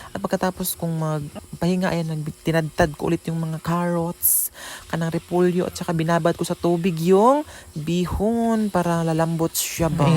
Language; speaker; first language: Filipino; non-native, local second language; Cebuano